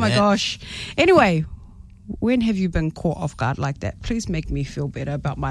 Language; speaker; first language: English; native; English